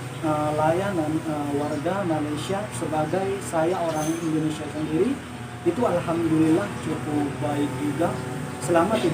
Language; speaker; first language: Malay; non-native, local second language; Madurese